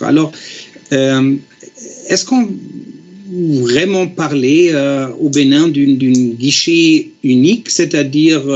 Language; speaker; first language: French; non-native, fluent; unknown